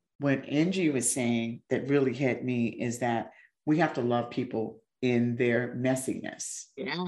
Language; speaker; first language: English; native; English